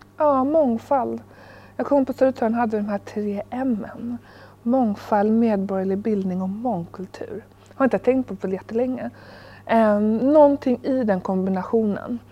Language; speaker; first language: Swedish; early bilingual, other home language; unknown